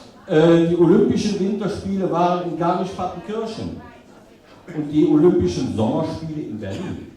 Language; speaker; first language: German; native; German